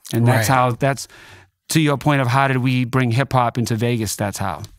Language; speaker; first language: English; native; English